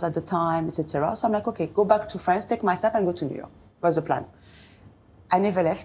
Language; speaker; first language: English; non-native, fluent; French